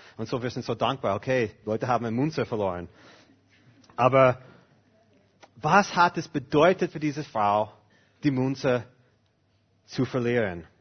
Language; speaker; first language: German; non-native, fluent; English